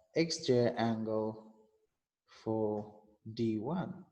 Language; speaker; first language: English; non-native, local second language; Afrikaans